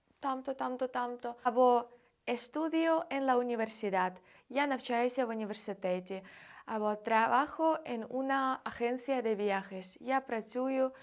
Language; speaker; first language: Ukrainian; native; Ukrainian